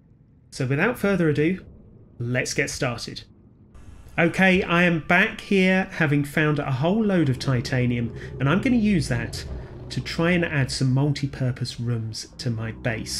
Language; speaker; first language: English; native; English